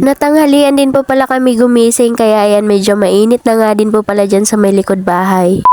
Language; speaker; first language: Filipino; native; Filipino